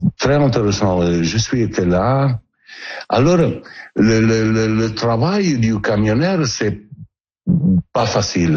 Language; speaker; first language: French; non-native, learner; Italian